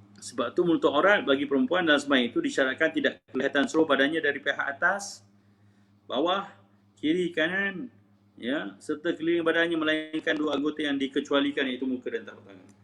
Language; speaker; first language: Malay; native; Malay